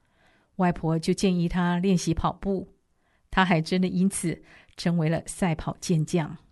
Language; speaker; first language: Chinese; native; Chinese